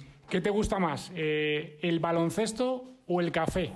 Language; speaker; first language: Spanish; native; Spanish